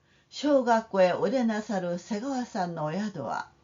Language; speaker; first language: Japanese; non-native, fluent; Korean